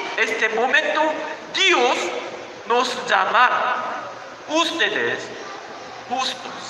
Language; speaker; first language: Spanish; non-native, learner; Korean